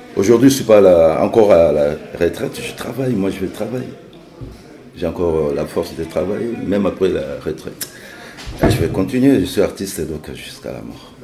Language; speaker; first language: French; non-native, local second language; Lingala